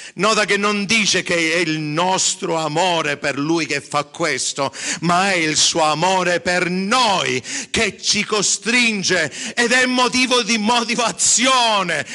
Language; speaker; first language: Italian; early bilingual, heritage; English